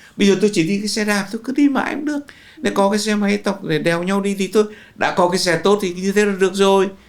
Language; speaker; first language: Vietnamese; native; Vietnamese